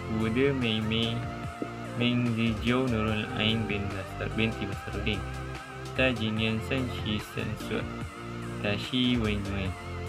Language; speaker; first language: Chinese; non-native, learner; Malay